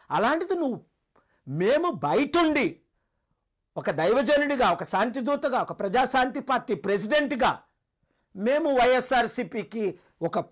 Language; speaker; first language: Telugu; native; Telugu